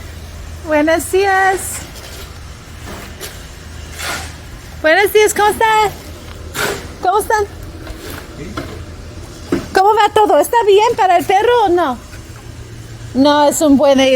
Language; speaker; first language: Spanish; non-native, learner; English